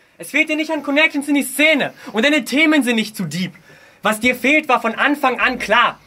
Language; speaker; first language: German; early bilingual, other home language; Russian